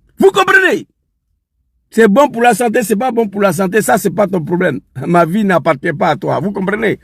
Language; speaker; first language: French; non-native, local second language; Dyula